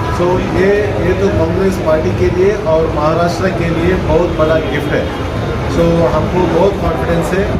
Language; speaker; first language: Hindi; non-native, local second language; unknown